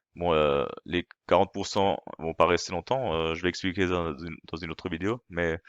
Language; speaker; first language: French; non-native, fluent; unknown